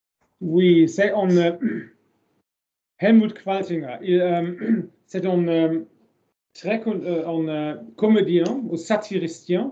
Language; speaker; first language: French; non-native, learner; German